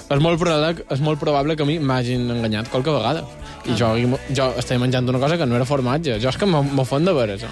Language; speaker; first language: Catalan; native; Catalan